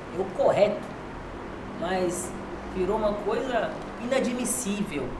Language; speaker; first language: Portuguese; non-native, local second language; Kabuverdianu